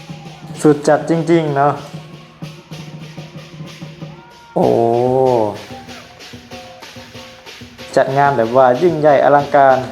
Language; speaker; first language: Thai; non-native, local second language; Northeastern Thai